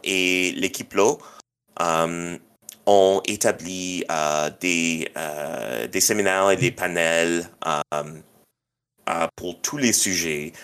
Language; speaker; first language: French; non-native, local second language; English